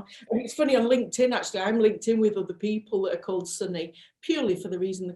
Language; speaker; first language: English; native; English